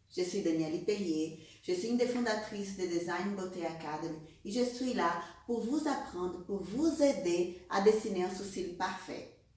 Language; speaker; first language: French; non-native, fluent; Portuguese